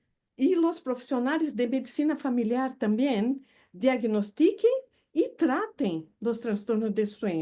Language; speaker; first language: Spanish; non-native, fluent; Portuguese